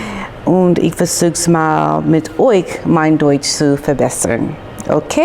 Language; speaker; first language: German; non-native, learner; English